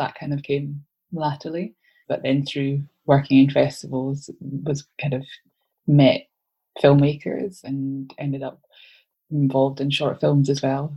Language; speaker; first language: English; native; English